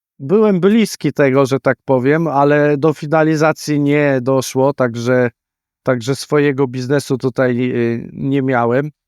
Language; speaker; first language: Polish; native; Polish